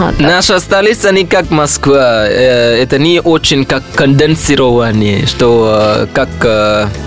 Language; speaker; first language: Russian; non-native, learner; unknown